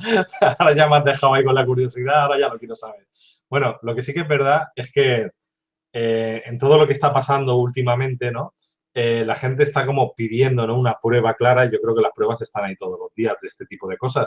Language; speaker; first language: Spanish; native; Spanish